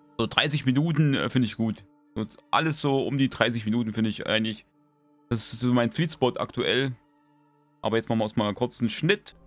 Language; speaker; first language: German; native; German